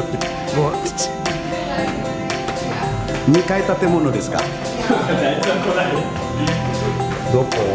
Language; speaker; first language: Japanese; non-native, local second language; Indonesian